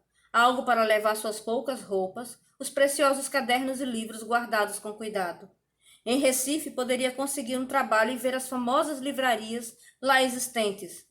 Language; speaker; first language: Portuguese; native; Portuguese